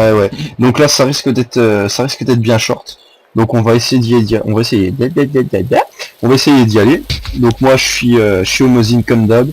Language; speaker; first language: French; native; French